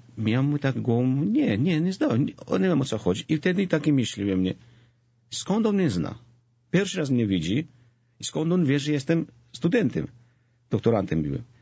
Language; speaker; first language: Polish; non-native, fluent; Georgian